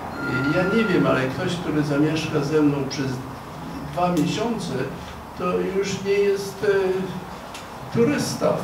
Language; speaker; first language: Polish; non-native, fluent; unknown